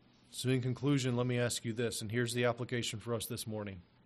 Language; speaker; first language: English; native; English